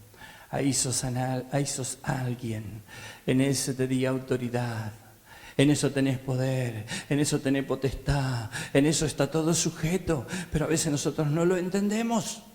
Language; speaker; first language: Spanish; native; Spanish